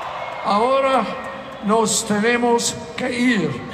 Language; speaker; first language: Spanish; non-native, learner; English